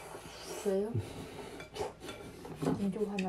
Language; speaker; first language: Korean; non-native, learner; Vietnamese